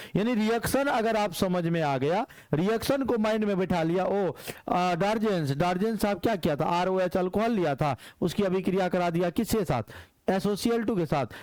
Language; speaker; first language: Hindi; native; Hindi